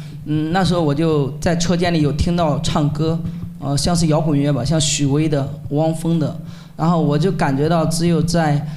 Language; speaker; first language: Chinese; native; Chinese